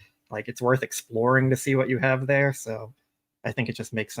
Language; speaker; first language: English; native; English